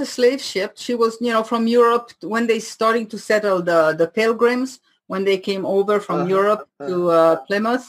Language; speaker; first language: English; non-native, fluent; French